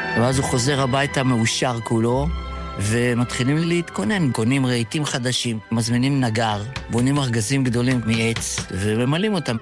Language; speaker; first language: Hebrew; early bilingual, other home language; Yiddish